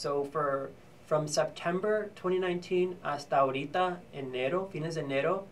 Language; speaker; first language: Spanish; early bilingual, heritage; Spanish